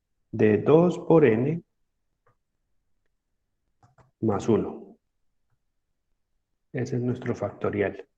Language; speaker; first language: Spanish; native; Spanish